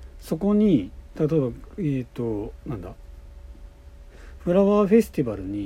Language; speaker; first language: Japanese; native; Japanese